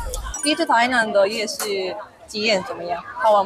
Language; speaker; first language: Chinese; non-native, fluent; Korean